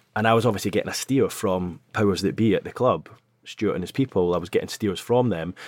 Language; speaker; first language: English; native; English